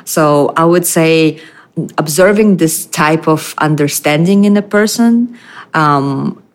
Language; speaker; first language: English; non-native, fluent; Russian